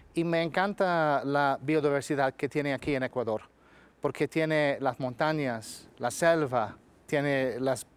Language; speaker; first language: Spanish; non-native, fluent; English